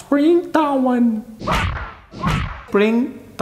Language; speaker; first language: Dutch; early bilingual, other home language; Turkish